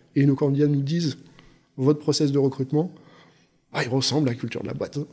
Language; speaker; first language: French; native; French